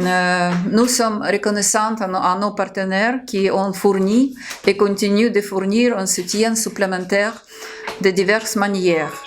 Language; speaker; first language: French; non-native, fluent; Ukrainian